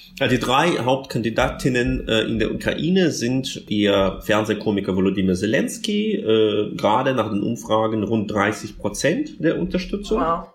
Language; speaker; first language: German; non-native, fluent; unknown